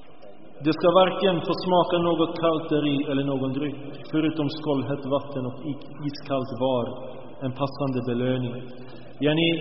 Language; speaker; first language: Swedish; early bilingual, other home language; Arabic